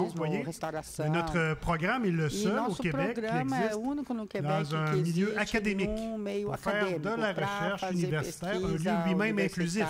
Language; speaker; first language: French; native; French